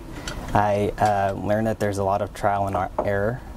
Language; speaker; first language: English; native; English